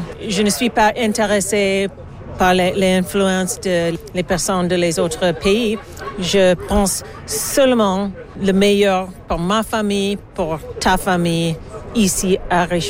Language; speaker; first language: French; non-native, local second language; English